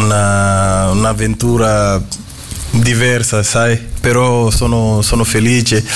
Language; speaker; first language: Italian; non-native, fluent; Portuguese